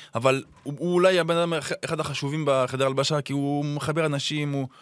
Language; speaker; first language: Hebrew; non-native, fluent; French